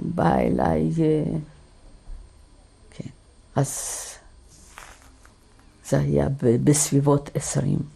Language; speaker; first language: Hebrew; non-native, fluent; Polish